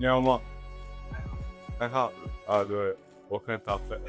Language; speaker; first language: Chinese; non-native, learner; Arabic